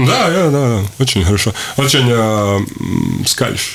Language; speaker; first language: Russian; non-native, local second language; Latvian